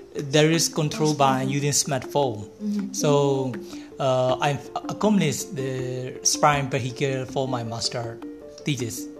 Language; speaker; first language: English; non-native, learner; Burmese